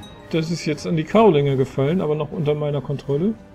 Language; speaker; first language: German; native; German